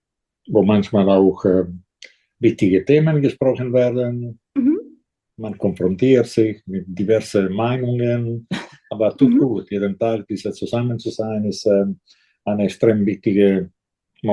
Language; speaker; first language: German; non-native, fluent; Italian